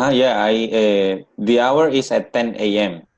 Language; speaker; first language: English; non-native, learner; Indonesian